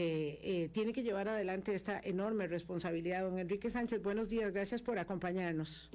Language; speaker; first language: Spanish; native; Spanish